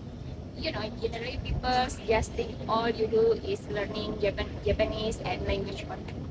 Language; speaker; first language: English; non-native, learner; Indonesian